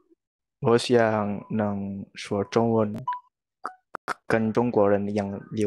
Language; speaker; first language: Chinese; non-native, learner; Indonesian